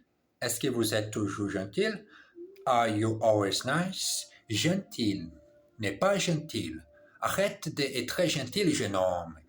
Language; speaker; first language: French; non-native, learner; English